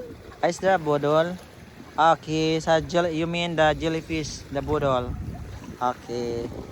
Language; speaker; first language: English; non-native, local second language; Hiligaynon